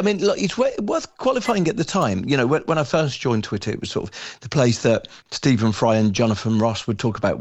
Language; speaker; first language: English; native; English